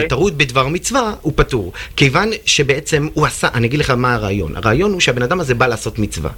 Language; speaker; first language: Hebrew; native; Hebrew